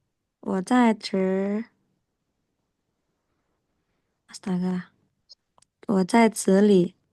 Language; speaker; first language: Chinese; non-native, fluent; Indonesian